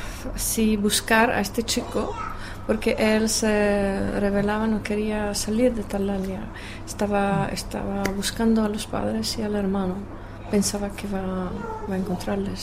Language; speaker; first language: Spanish; non-native, fluent; Czech